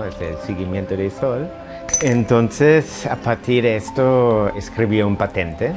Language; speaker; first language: Spanish; non-native, fluent; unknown